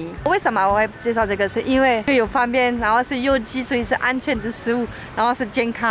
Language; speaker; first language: Chinese; non-native, fluent; French